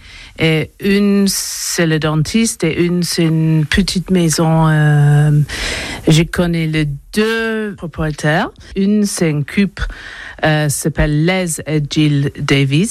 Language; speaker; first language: French; non-native, learner; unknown